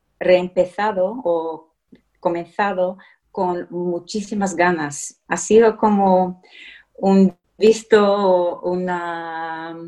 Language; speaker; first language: Spanish; non-native, fluent; English